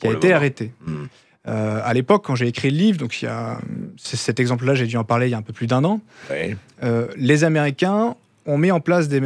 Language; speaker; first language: French; native; French